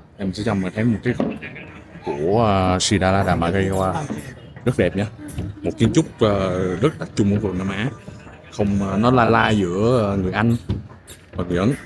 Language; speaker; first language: Vietnamese; native; Vietnamese